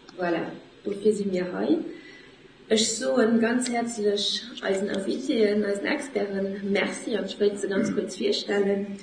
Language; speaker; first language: Luxembourgish; native; Luxembourgish